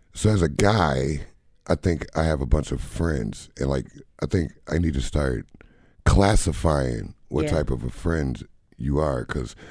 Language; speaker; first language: English; native; English